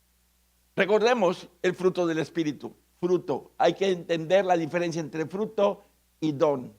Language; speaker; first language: Spanish; native; Spanish